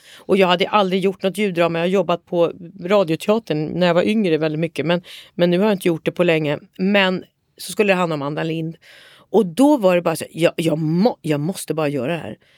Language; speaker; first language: Swedish; native; Swedish